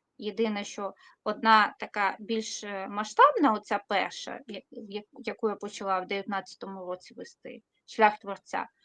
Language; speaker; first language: Ukrainian; non-native, local second language; Russian